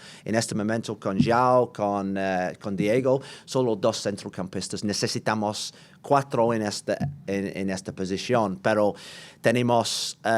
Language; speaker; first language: Spanish; non-native, learner; English